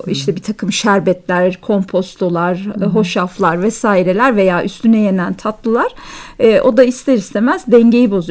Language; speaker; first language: Turkish; native; Turkish